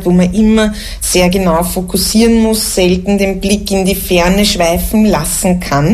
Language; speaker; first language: German; native; German